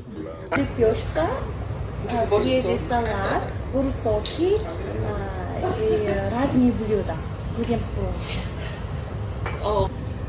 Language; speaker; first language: Russian; non-native, learner; Korean